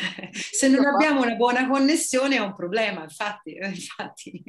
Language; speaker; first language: Italian; native; Italian